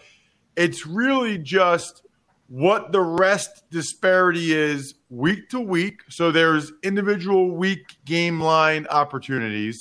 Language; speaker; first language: English; native; English